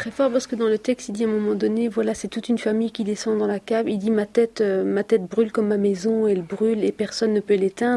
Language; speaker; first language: French; native; French